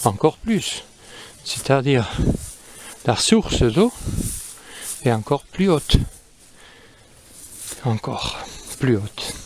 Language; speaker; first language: French; non-native, fluent; Spanish